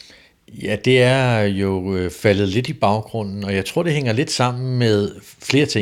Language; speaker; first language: Danish; native; Danish